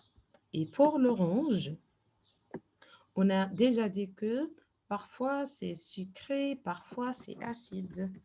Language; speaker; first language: French; non-native, fluent; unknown